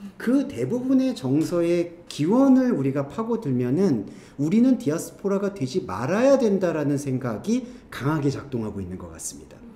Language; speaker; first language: Korean; native; Korean